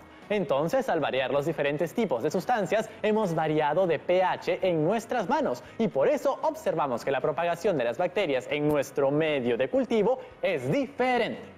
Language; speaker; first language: Spanish; native; Spanish